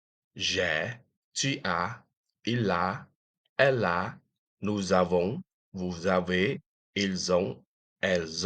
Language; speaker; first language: French; non-native, fluent; Khmer